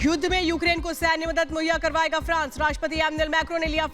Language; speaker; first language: Hindi; native; Hindi